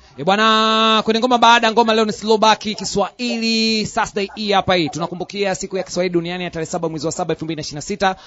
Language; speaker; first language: Swahili; non-native, local second language; Rundi